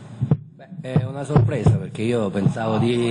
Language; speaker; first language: Italian; native; Italian